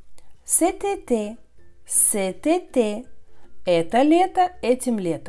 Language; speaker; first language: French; non-native, fluent; Russian